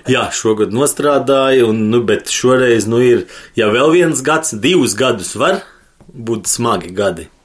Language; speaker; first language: Latvian; native; Latvian